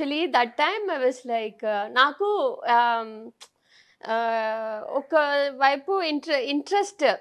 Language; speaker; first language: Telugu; non-native, local second language; Tamil